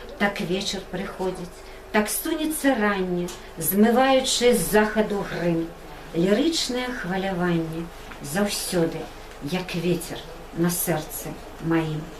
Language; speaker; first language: Belarusian; native; Belarusian